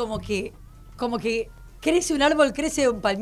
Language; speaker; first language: Spanish; native; Spanish